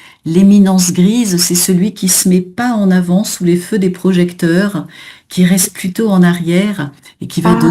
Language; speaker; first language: French; native; French